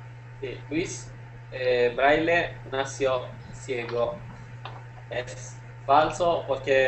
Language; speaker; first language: Spanish; non-native, fluent; Italian